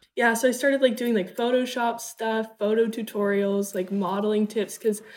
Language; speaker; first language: English; native; English